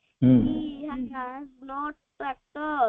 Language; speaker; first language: English; non-native, learner; Odia